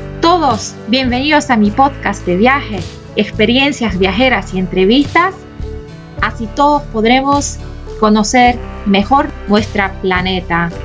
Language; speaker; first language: Spanish; non-native, fluent; Polish